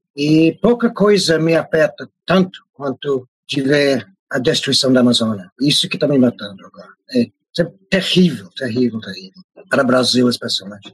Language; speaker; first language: Portuguese; non-native, fluent; English